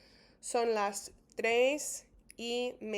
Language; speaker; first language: Spanish; non-native, fluent; English